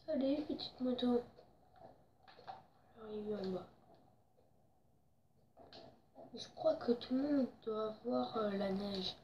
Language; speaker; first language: French; native; French